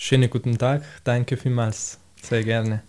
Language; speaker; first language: German; non-native, fluent; Italian